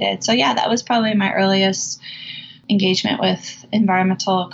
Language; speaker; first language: English; native; English